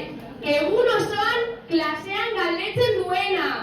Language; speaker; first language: Basque; non-native, local second language; Spanish